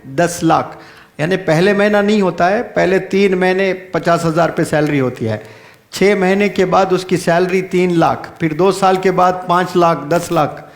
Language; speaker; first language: Urdu; native; Urdu